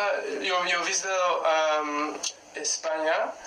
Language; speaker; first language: Spanish; non-native, learner; English